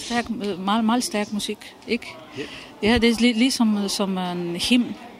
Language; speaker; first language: Danish; non-native, fluent; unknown